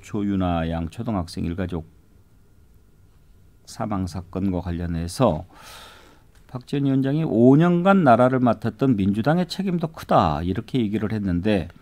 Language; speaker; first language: Korean; native; Korean